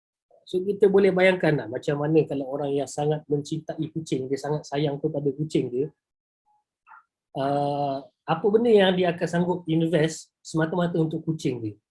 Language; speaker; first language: Malay; native; Malay